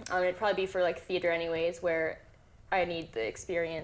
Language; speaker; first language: English; native; English